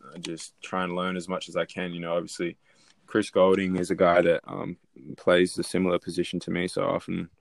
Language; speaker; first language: English; native; English